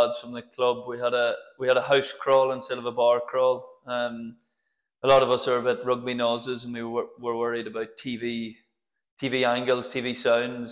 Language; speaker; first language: English; native; English